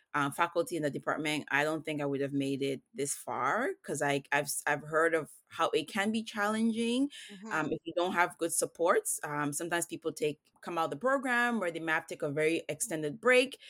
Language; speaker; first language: English; early bilingual, other home language; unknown